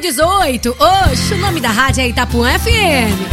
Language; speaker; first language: Portuguese; native; Portuguese